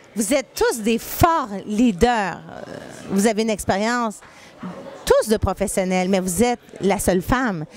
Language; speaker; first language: French; native; French